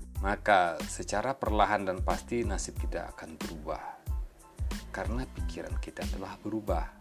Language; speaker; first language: Indonesian; native; Indonesian